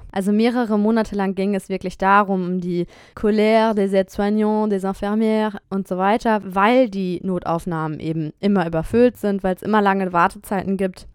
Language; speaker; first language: German; native; German